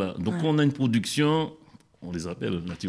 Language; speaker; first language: French; native; French